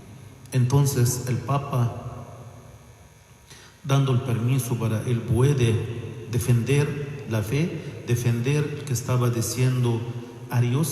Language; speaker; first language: Spanish; non-native, fluent; Arabic